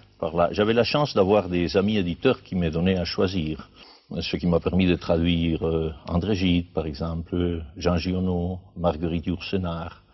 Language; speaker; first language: French; non-native, fluent; Spanish